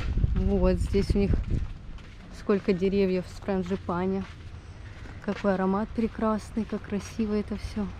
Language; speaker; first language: Russian; native; Russian